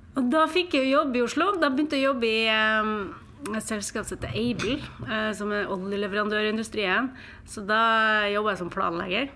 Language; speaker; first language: Norwegian; native; Norwegian